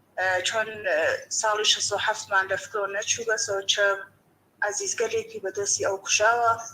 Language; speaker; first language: Central Kurdish; native; Central Kurdish